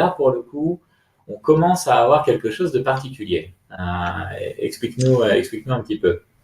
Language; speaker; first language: French; native; French